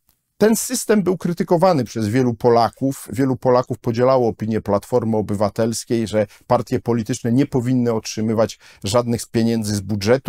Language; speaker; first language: Polish; native; Polish